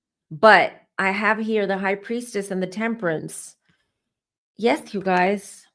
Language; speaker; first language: English; native; English